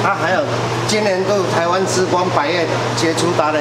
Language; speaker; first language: Chinese; native; Chinese